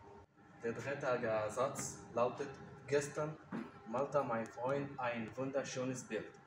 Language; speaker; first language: German; non-native, learner; Arabic